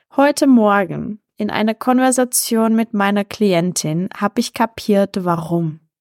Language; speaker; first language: German; non-native, fluent; Czech